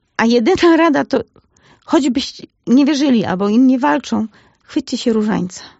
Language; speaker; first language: Polish; native; Polish